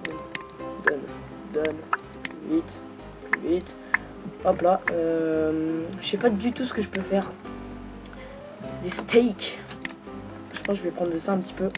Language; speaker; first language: French; native; French